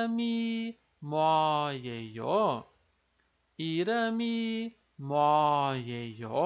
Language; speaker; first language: Korean; non-native, fluent; Portuguese